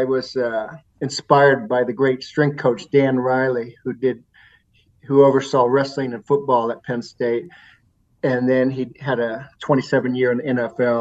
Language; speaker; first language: English; native; English